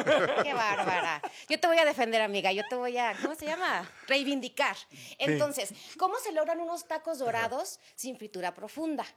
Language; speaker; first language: Spanish; native; Spanish